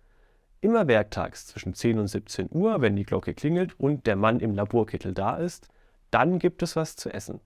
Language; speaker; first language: German; native; German